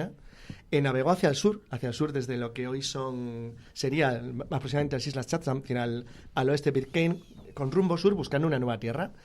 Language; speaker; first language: Spanish; native; Spanish